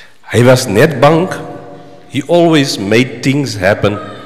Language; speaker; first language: English; non-native, local second language; Afrikaans